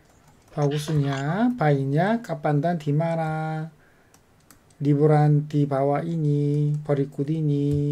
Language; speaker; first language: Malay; non-native, fluent; Korean